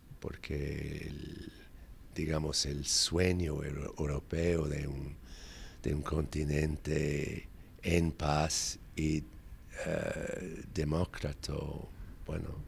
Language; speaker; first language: Spanish; non-native, fluent; English